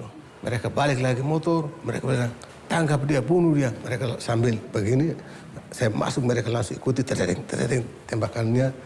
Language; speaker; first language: Indonesian; non-native, local second language; Tetum